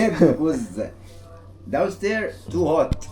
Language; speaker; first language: English; non-native, learner; Arabic